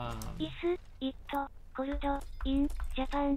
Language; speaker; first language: English; non-native, learner; Japanese